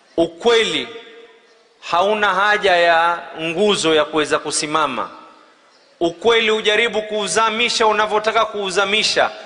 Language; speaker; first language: Swahili; native; Swahili